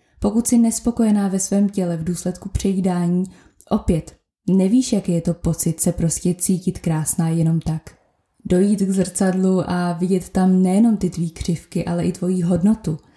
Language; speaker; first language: Czech; native; Czech